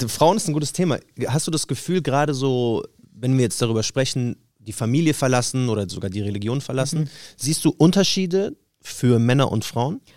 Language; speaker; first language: German; native; German